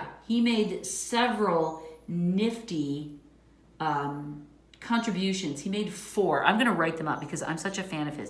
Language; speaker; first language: English; native; English